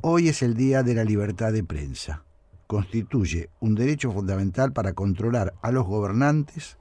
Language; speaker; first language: Spanish; native; Spanish